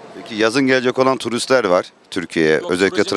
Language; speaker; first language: Turkish; native; Turkish